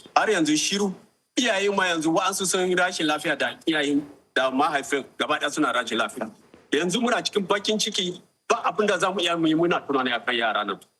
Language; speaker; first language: Hausa; non-native, local second language; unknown